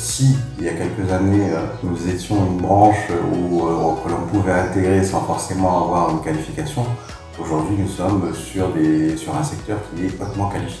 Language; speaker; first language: French; native; French